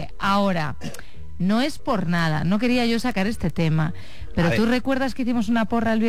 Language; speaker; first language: Spanish; native; Spanish